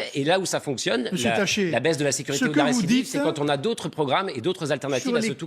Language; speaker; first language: French; native; French